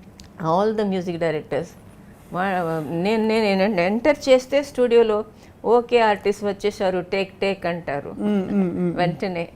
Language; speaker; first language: Telugu; non-native, local second language; Tamil